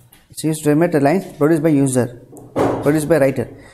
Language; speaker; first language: English; non-native, local second language; Tamil